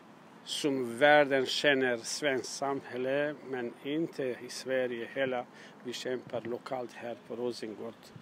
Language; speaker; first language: Swedish; non-native, learner; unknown